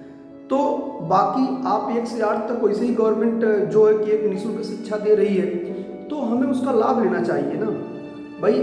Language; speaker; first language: Hindi; native; Hindi